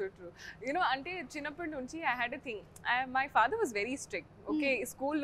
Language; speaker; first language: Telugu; non-native, learner; Hindi